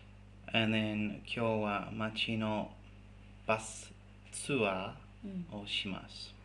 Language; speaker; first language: Japanese; non-native, fluent; English